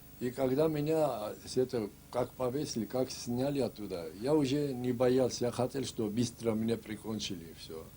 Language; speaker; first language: Russian; non-native, local second language; Ossetic